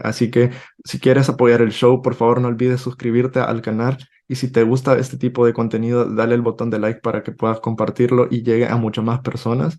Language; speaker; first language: Spanish; native; Spanish